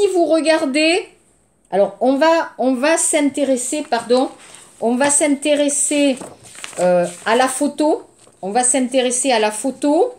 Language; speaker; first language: French; native; French